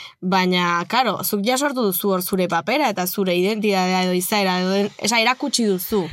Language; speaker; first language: Basque; native; Basque